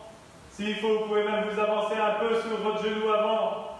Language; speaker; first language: French; native; French